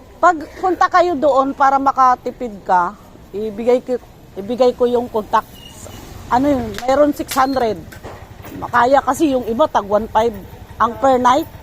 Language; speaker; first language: Filipino; non-native, local second language; Surigaonon